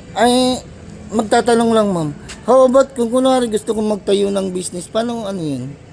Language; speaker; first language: Filipino; native; Filipino